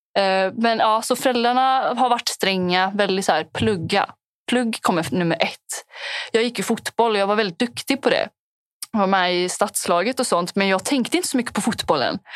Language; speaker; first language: Swedish; early bilingual, other home language; Punjabi